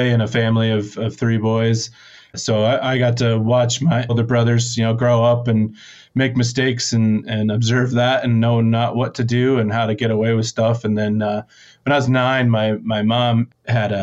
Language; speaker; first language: English; native; English